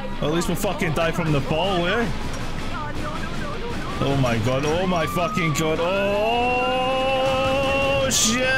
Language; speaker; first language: English; native; English